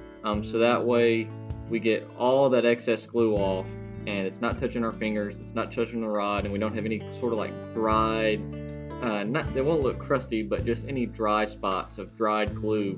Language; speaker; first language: English; native; English